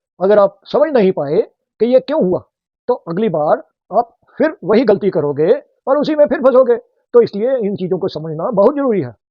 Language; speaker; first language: Hindi; native; Hindi